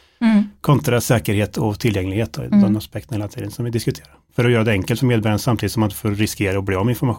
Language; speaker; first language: Swedish; native; Swedish